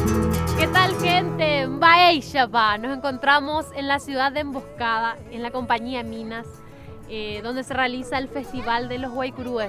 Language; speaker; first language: Spanish; native; Spanish